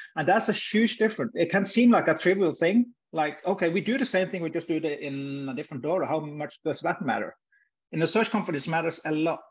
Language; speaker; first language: English; non-native, fluent; Norwegian